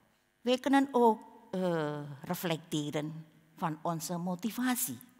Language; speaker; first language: Dutch; non-native, learner; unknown